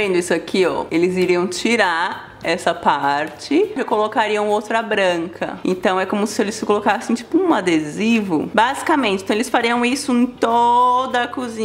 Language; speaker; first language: Portuguese; native; Portuguese